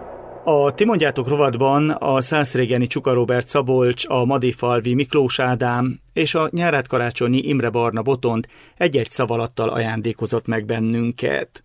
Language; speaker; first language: Hungarian; native; Hungarian